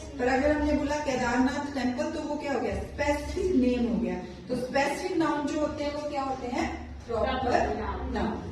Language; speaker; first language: Hindi; native; Hindi